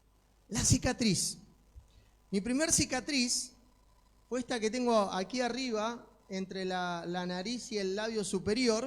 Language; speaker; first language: Spanish; native; Spanish